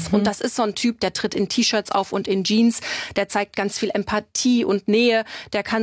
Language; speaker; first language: German; native; German